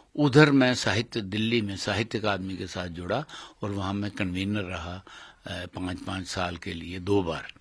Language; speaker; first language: Hindi; non-native, local second language; Dogri